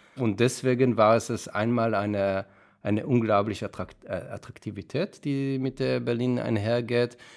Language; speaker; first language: German; non-native, fluent; Hebrew